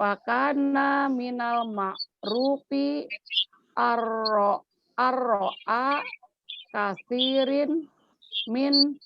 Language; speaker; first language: Arabic; non-native, learner; Indonesian